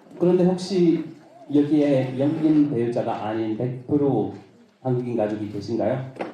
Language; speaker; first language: Korean; non-native, fluent; English